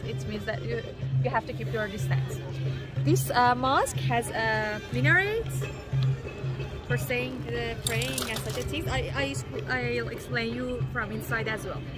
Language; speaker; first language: English; non-native, fluent; Persian